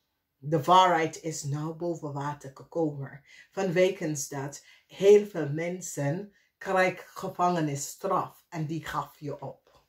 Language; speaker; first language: Dutch; non-native, fluent; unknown